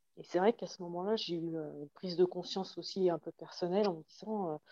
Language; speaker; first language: French; native; French